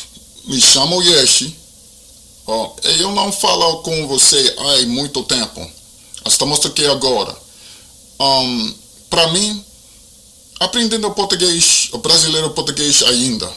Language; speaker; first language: Portuguese; non-native, learner; English